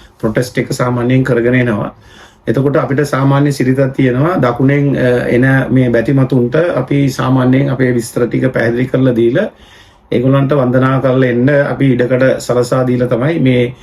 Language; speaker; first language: Sinhala; non-native, local second language; Tamil